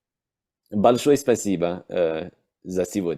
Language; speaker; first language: Russian; non-native, learner; English